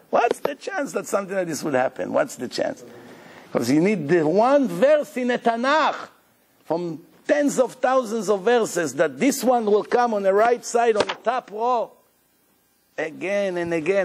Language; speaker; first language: English; non-native, fluent; Hebrew